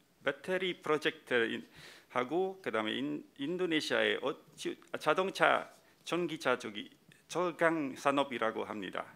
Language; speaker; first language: Korean; non-native, fluent; Indonesian